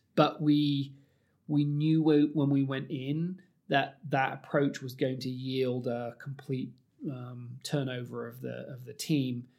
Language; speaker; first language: English; native; English